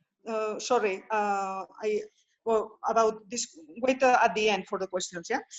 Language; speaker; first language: English; non-native, learner; Spanish